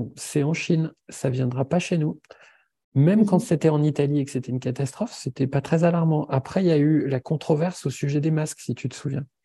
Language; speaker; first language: French; native; French